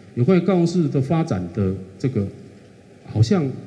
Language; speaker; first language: Chinese; native; Chinese